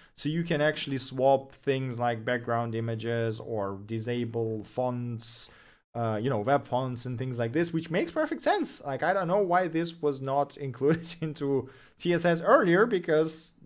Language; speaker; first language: English; non-native, fluent; Russian